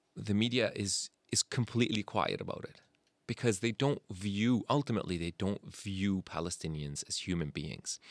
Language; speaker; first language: English; early bilingual, other home language; Arabic